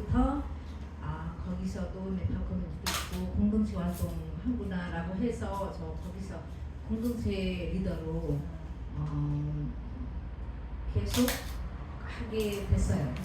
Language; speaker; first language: Korean; non-native, fluent; Nepali